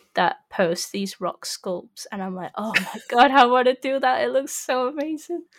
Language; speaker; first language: English; native; English